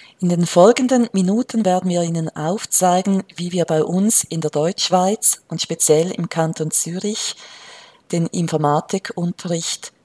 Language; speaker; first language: German; native; German